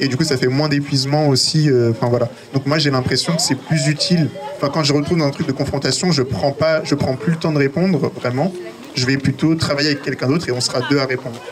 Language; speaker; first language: French; native; French